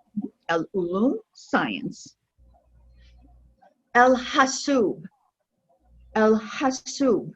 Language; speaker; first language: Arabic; non-native, fluent; English